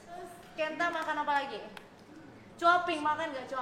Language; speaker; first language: Indonesian; native; Indonesian